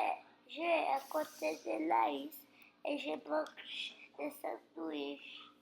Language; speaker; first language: French; non-native, learner; Portuguese